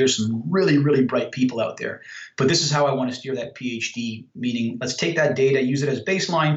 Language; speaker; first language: English; native; English